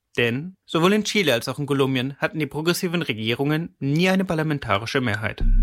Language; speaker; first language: German; native; German